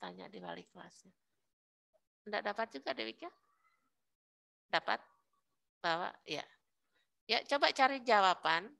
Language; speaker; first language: Indonesian; native; Indonesian